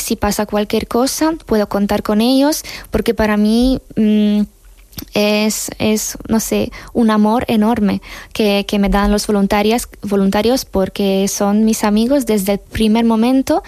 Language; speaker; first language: Spanish; non-native, fluent; Hungarian